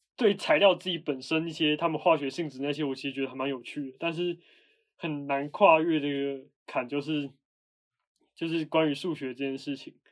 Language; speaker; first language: Chinese; native; Chinese